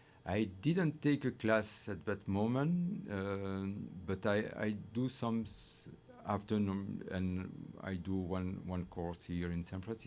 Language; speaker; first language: English; non-native, learner; French